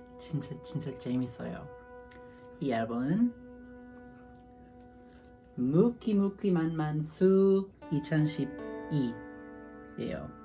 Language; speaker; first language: Korean; non-native, learner; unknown